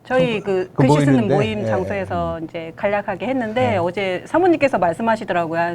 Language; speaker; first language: Korean; native; Korean